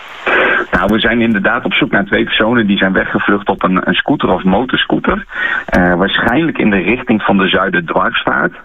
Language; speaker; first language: Dutch; native; Dutch